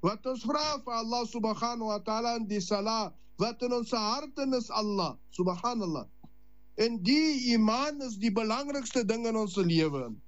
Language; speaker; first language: Dutch; non-native, learner; Afrikaans